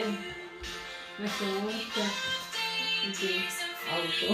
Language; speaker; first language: German; non-native, learner; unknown